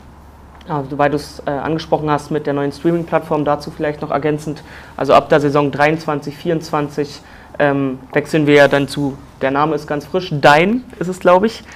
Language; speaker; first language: German; native; German